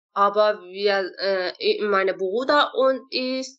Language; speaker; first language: German; non-native, learner; Persian